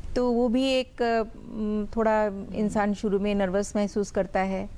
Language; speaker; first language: Hindi; native; Hindi